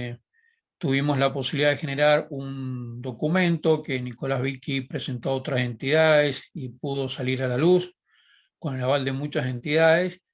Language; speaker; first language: Spanish; native; Spanish